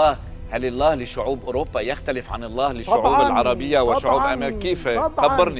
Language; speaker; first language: Arabic; native; Arabic